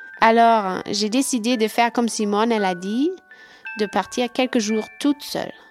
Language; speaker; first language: French; non-native, fluent; German